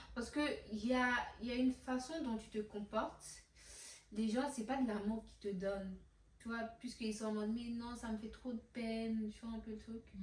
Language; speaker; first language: French; non-native, local second language; Haitian Creole